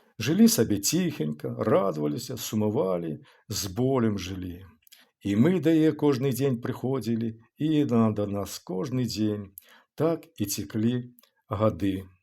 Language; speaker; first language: Belarusian; native; Belarusian